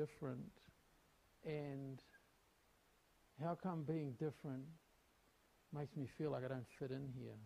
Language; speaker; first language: English; native; English